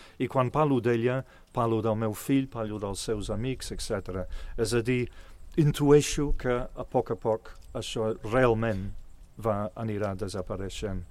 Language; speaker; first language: Catalan; non-native, fluent; English